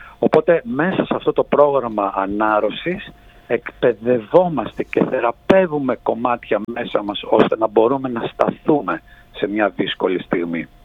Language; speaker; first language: Greek; early bilingual, heritage; Greek